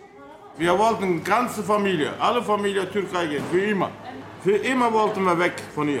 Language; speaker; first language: German; early bilingual, other home language; Turkish